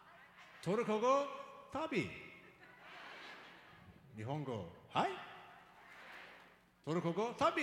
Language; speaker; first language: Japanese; non-native, learner; Turkish